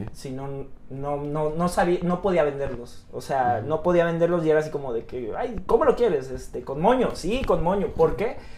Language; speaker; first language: Spanish; native; Spanish